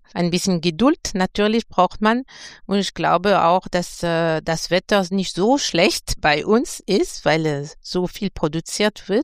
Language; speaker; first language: German; non-native, fluent; French